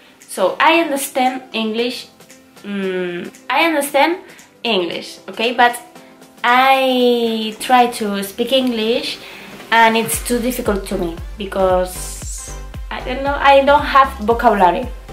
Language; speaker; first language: English; non-native, learner; Spanish